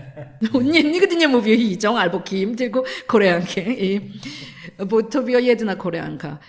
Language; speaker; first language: Polish; non-native, learner; Korean